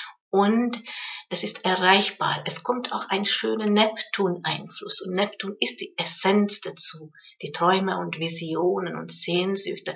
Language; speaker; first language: German; non-native, fluent; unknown